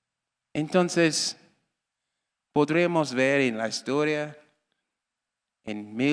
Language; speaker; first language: Spanish; non-native, learner; English